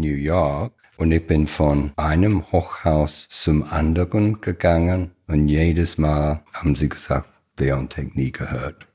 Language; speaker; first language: German; non-native, fluent; English